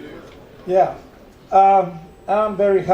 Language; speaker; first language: English; non-native, learner; Spanish